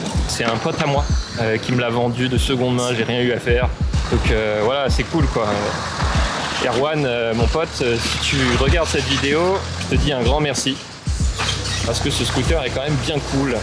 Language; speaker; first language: French; native; French